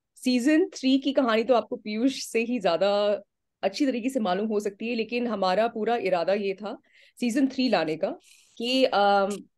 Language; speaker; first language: Hindi; native; Hindi